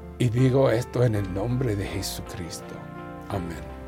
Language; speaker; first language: Spanish; non-native, fluent; English